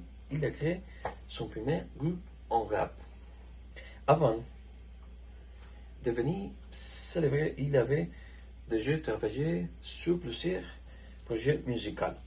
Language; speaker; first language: French; non-native, learner; Spanish